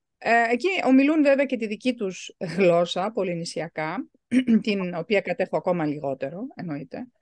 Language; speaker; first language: Greek; early bilingual, heritage; Greek